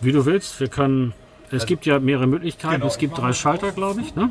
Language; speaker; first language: German; native; German